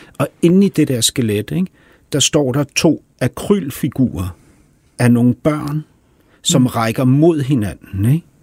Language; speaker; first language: Danish; early bilingual, heritage; Danish